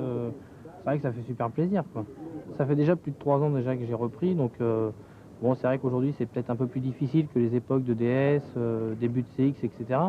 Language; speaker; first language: French; native; French